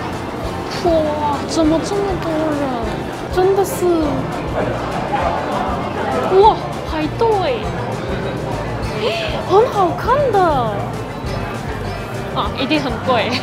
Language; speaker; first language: Chinese; non-native, fluent; Turkish